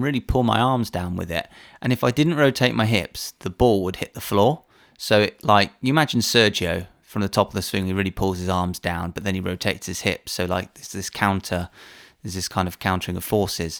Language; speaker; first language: English; native; English